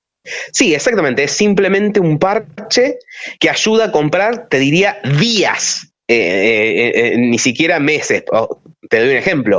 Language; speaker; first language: Spanish; native; Spanish